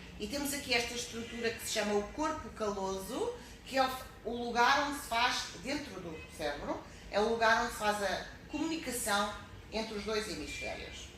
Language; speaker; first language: Portuguese; native; Portuguese